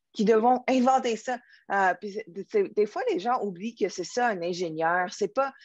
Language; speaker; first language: French; native; French